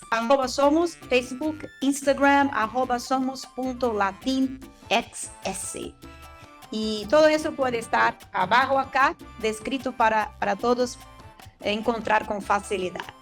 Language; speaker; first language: Spanish; non-native, fluent; Portuguese